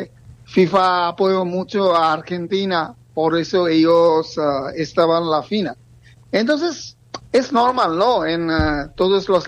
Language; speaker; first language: Spanish; non-native, learner; Bangla